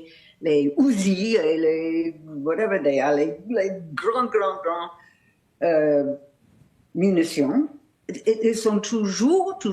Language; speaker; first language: French; non-native, fluent; English